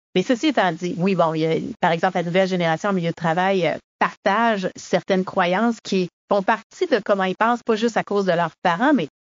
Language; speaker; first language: French; native; French